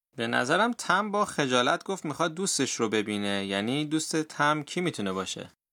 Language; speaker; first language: Persian; native; Persian